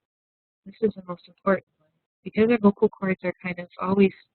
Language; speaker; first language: English; native; English